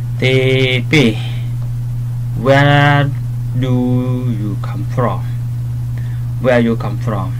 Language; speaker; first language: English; non-native, learner; Khmer